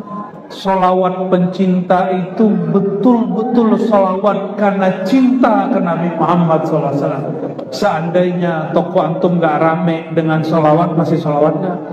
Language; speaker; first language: Indonesian; native; Indonesian